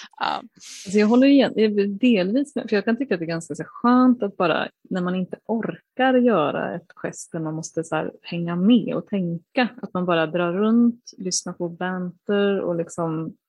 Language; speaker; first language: Swedish; native; Swedish